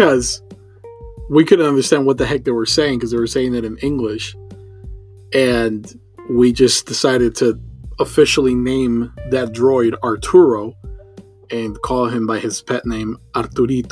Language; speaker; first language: English; early bilingual, other home language; Spanish